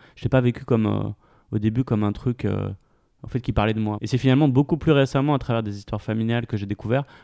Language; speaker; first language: French; native; French